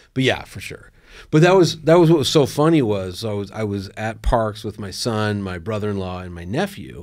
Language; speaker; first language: English; native; English